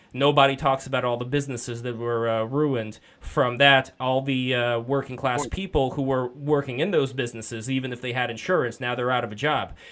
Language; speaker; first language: English; non-native, fluent; Russian